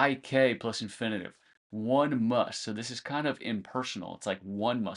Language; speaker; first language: English; native; English